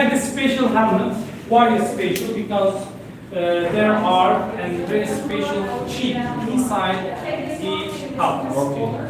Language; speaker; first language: English; non-native, fluent; Turkish